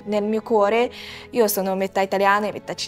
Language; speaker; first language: Italian; early bilingual, other home language; Chinese